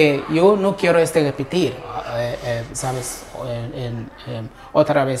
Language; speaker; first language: Spanish; non-native, learner; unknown